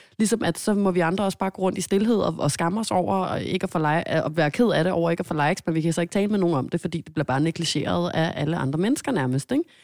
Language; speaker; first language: Danish; native; Danish